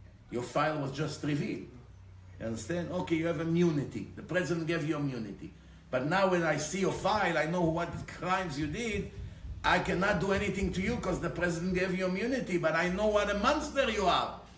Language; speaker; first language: English; non-native, fluent; Hebrew